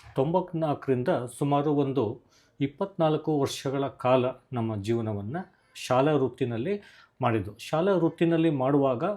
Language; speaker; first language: Kannada; native; Kannada